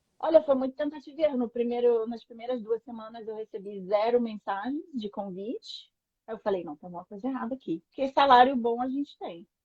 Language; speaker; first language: Portuguese; native; Portuguese